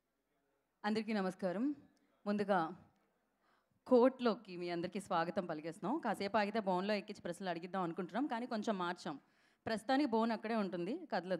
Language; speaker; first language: Telugu; native; Telugu